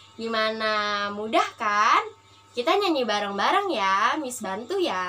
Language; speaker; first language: Indonesian; native; Indonesian